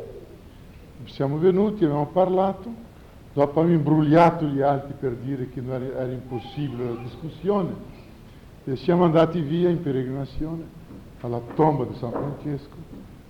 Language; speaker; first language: Italian; non-native, fluent; Portuguese